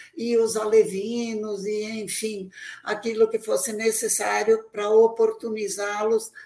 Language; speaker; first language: Portuguese; native; Portuguese